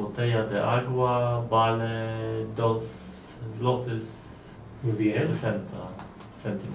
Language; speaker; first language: Spanish; non-native, learner; Polish